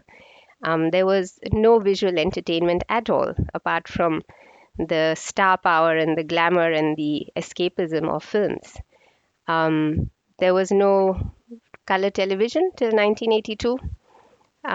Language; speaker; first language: English; non-native, local second language; Marathi